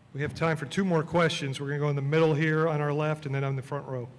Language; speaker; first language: English; native; English